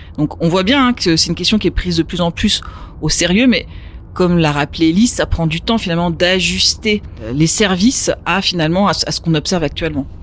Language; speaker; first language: French; native; French